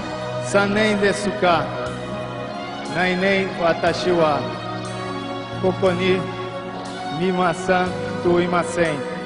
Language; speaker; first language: Japanese; non-native, learner; Portuguese